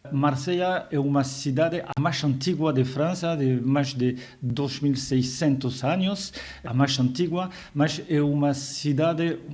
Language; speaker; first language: Portuguese; non-native, fluent; French